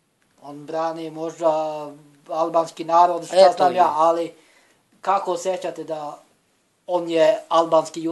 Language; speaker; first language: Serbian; non-native, learner; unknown